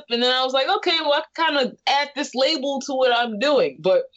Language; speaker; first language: English; native; English